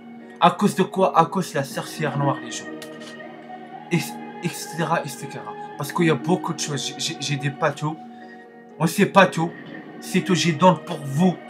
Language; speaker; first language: French; non-native, learner; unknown